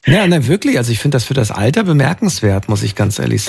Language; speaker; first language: German; native; German